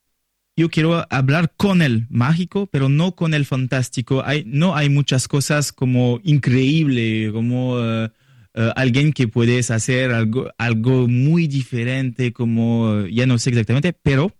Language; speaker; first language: Spanish; non-native, learner; French